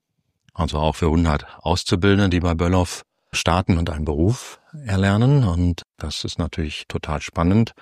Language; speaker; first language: German; native; German